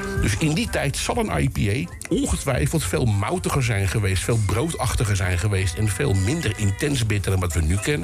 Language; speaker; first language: Dutch; native; Dutch